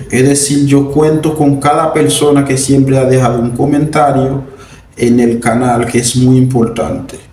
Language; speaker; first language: Spanish; non-native, fluent; Haitian Creole